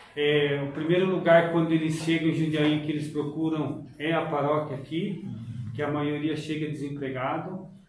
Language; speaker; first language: Portuguese; native; Portuguese